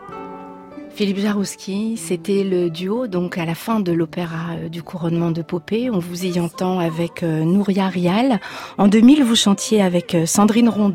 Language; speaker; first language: French; native; French